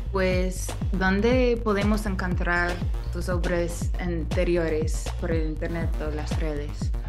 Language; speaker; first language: Spanish; non-native, fluent; English